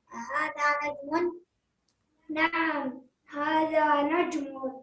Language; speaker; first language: Arabic; non-native, learner; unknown